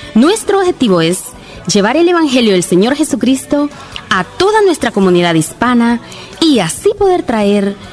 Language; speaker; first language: Spanish; early bilingual, other home language; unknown